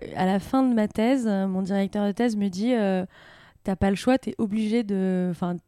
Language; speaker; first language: French; native; French